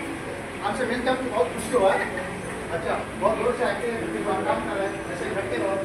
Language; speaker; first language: Hindi; non-native, local second language; Kannada